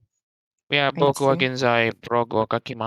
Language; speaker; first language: Japanese; non-native, learner; English